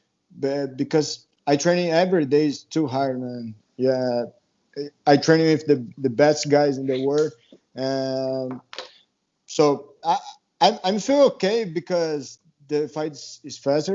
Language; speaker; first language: English; non-native, learner; Portuguese